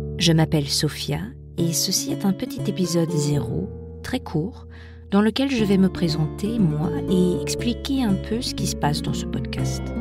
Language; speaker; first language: French; non-native, fluent; German